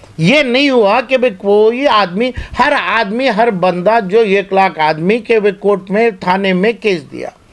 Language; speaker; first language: Hindi; non-native, local second language; Urdu